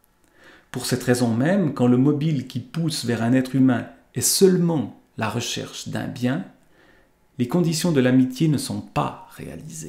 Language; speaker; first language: French; native; French